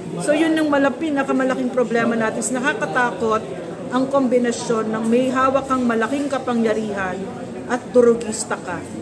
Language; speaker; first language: Filipino; native; Filipino